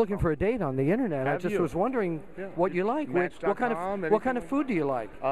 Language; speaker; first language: English; native; English